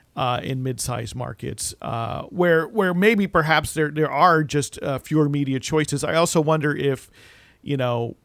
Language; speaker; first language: English; native; English